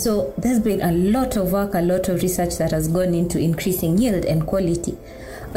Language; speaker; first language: English; non-native, local second language; Kikuyu